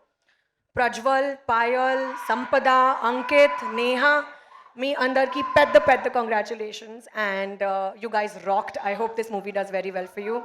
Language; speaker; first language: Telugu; non-native, learner; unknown